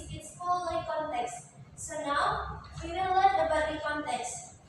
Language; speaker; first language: English; non-native, learner; Indonesian